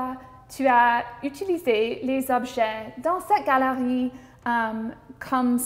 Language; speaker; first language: French; non-native, local second language; English